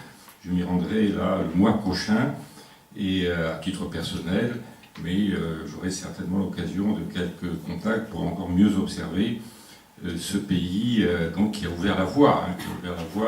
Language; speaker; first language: French; native; French